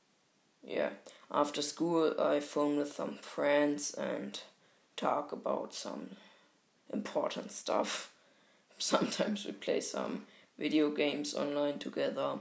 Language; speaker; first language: English; non-native, fluent; German